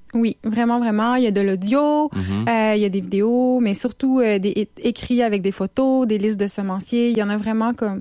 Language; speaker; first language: French; native; French